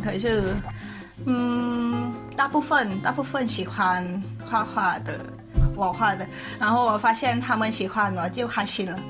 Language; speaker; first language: Chinese; non-native, learner; Thai